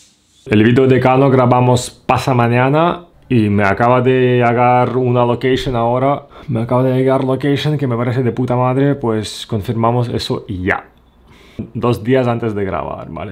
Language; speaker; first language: Spanish; non-native, fluent; Russian